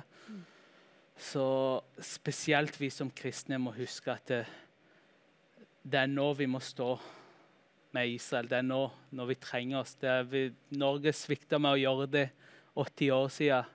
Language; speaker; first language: Norwegian; early bilingual, heritage; Norwegian